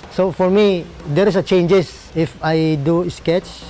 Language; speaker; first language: English; non-native, local second language; Waray